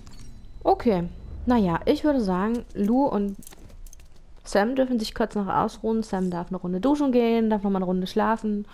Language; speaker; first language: German; native; German